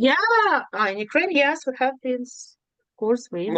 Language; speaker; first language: English; non-native, learner; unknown